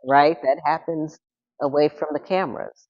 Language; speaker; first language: English; native; English